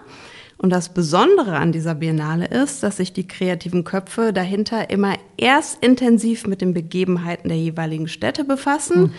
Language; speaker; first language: German; native; German